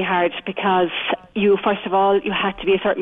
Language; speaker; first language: English; native; English